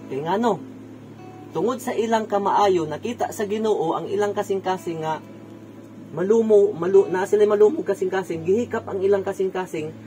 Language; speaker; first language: Cebuano; native; Cebuano